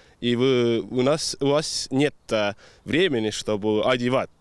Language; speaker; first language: Russian; non-native, local second language; Estonian